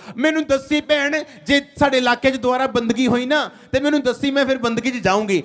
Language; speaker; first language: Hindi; non-native, local second language; Punjabi